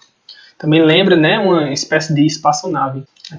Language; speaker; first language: Portuguese; native; Portuguese